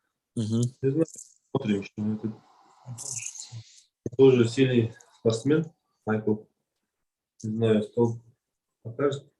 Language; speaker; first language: Russian; non-native, learner; Kazakh